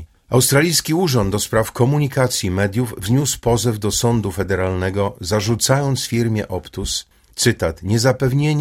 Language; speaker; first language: Polish; native; Polish